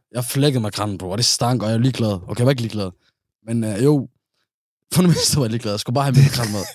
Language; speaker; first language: Danish; early bilingual, other home language; Somali